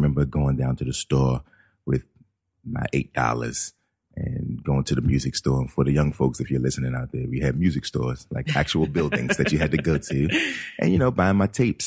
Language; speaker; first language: English; native; English